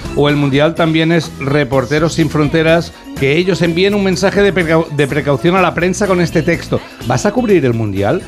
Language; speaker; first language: Spanish; native; Spanish